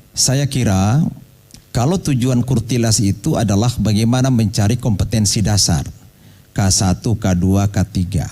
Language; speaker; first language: Indonesian; non-native, local second language; Buginese